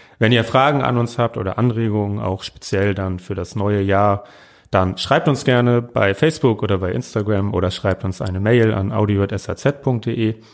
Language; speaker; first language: German; native; German